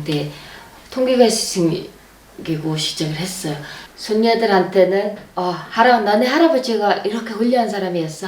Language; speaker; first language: Korean; non-native, fluent; Mongolian